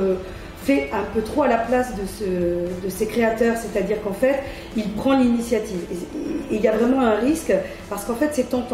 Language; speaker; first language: French; native; French